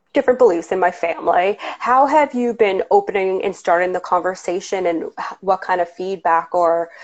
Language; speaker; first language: English; native; English